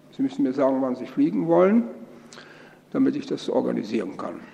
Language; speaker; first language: German; native; German